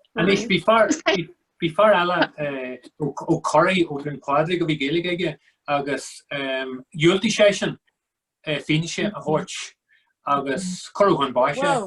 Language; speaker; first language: Irish; non-native, local second language; English